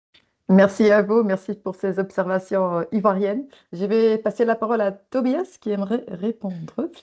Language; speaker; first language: French; native; French